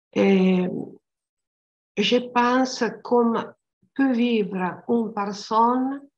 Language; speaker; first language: French; non-native, learner; Italian